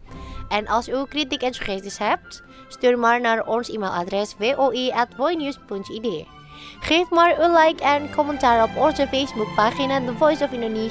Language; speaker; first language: Dutch; non-native, fluent; Indonesian